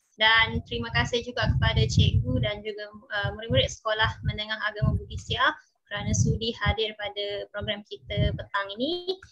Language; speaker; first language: Malay; native; Malay